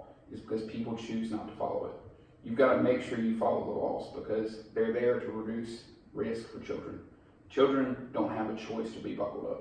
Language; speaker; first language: English; native; English